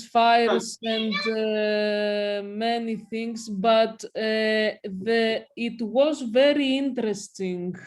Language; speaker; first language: English; non-native, learner; Greek